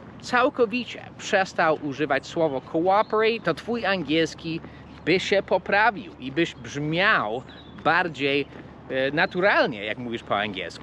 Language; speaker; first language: Polish; non-native, fluent; English